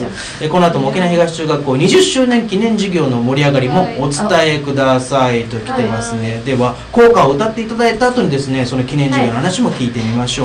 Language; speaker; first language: Japanese; native; Japanese